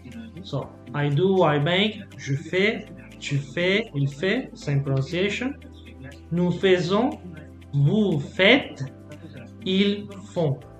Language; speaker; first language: French; non-native, fluent; Spanish